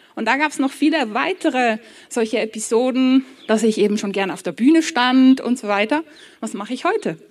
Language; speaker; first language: German; early bilingual, other home language; Polish